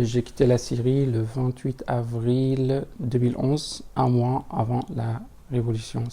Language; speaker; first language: French; non-native, fluent; Arabic